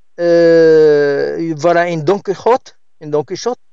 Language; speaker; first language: Swedish; non-native, fluent; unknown